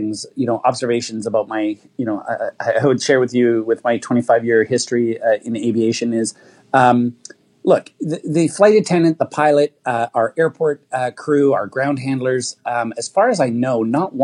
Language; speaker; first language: English; native; English